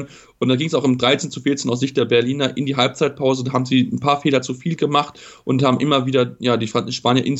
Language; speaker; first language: German; native; German